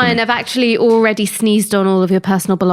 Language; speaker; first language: English; native; English